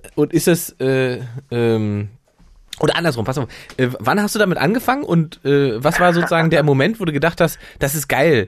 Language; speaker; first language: German; native; German